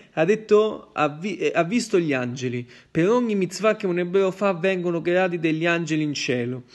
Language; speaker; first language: Italian; native; Italian